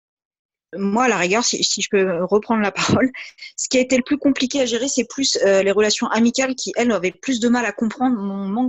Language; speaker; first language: French; native; French